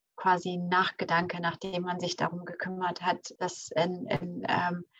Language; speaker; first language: German; early bilingual, other home language; English